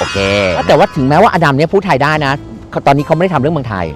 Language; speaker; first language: Thai; native; Thai